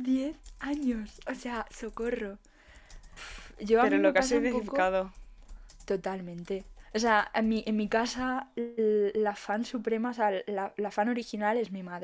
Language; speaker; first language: Spanish; native; Spanish